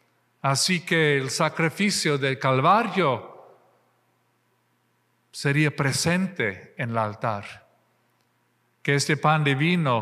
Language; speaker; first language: Spanish; non-native, fluent; English